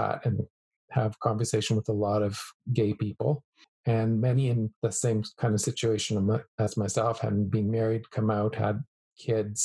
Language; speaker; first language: English; native; English